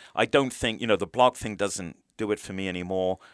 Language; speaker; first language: English; native; English